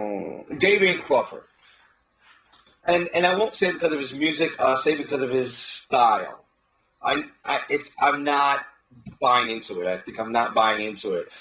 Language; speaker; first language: English; native; English